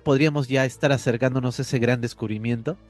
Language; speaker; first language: Spanish; native; Spanish